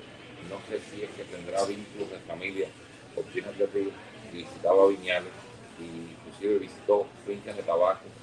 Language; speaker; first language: Spanish; native; Spanish